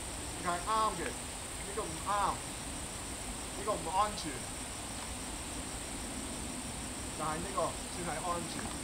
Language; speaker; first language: Cantonese; non-native, learner; English